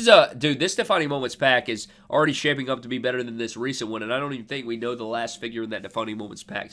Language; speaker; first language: English; native; English